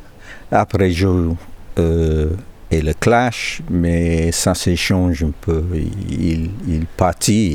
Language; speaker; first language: French; non-native, learner; English